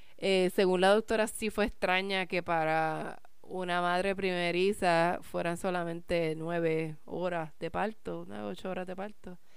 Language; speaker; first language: Spanish; early bilingual, heritage; Spanish